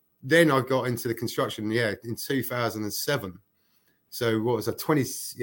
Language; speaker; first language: English; native; English